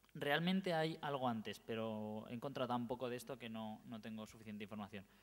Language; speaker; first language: Spanish; native; Spanish